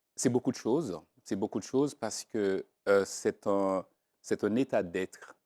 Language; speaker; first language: French; non-native, local second language; Haitian Creole